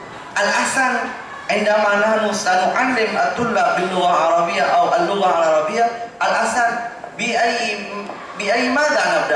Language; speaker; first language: Arabic; non-native, fluent; Indonesian